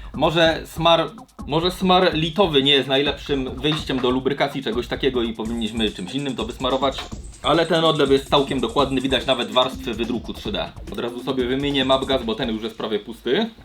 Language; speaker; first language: Polish; native; Polish